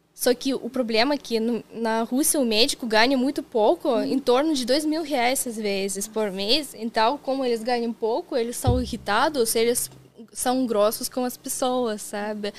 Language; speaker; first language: Portuguese; non-native, fluent; Russian